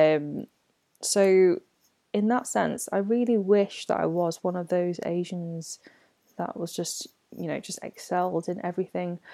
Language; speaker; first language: English; non-native, local second language; Cantonese